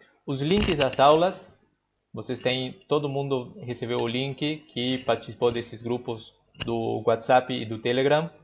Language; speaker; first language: Portuguese; non-native, fluent; Spanish